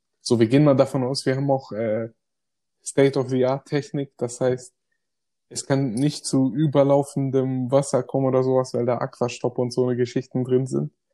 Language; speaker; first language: German; early bilingual, other home language; Greek